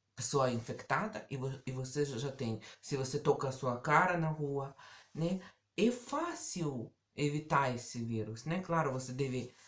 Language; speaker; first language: Portuguese; native; Portuguese